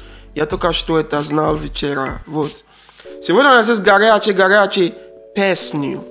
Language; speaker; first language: Russian; non-native, learner; Arabic